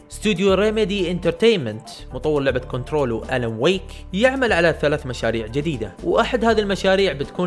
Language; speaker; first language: Arabic; native; Arabic